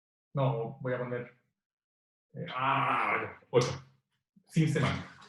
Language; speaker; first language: Spanish; native; Spanish